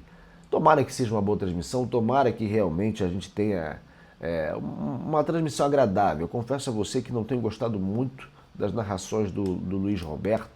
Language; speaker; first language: Portuguese; native; Portuguese